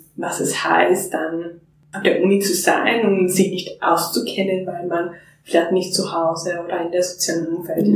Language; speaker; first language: German; non-native, fluent; Finnish